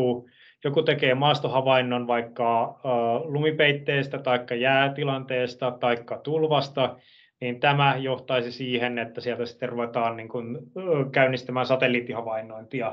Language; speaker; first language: Finnish; native; Finnish